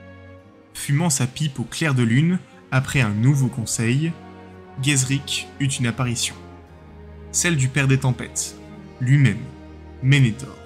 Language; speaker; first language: French; native; French